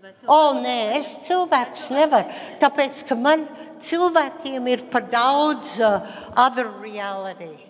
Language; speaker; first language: Latvian; early bilingual, heritage; Latvian